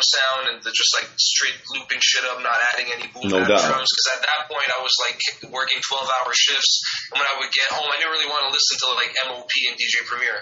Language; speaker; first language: English; non-native, fluent; French